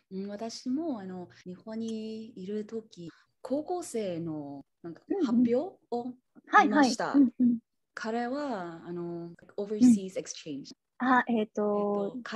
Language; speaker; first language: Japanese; non-native, learner; English